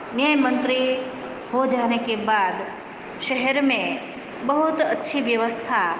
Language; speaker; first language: Hindi; non-native, local second language; Gujarati